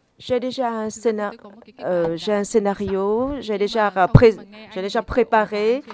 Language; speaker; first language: French; non-native, fluent; Vietnamese